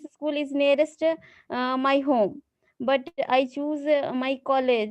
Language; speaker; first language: English; non-native, learner; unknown